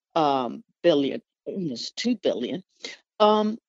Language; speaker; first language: English; non-native, fluent; Spanish